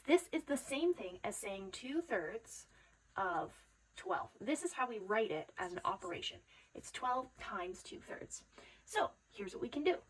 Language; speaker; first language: English; native; English